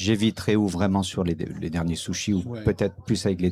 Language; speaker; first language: French; native; French